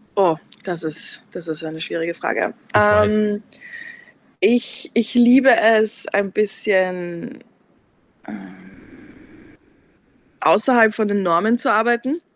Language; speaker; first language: German; native; German